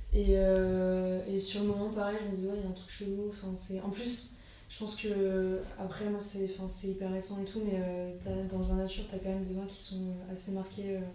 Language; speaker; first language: French; native; French